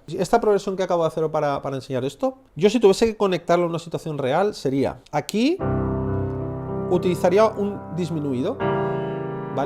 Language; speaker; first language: Spanish; native; Spanish